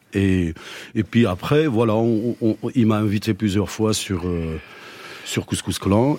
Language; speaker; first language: French; native; French